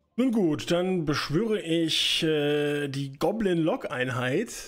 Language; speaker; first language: German; native; German